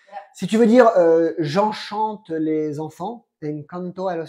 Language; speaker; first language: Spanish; non-native, fluent; French